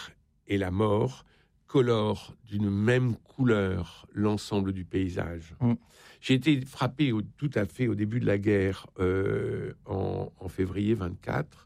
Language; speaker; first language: French; native; French